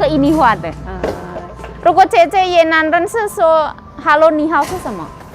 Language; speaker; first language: Chinese; non-native, local second language; Indonesian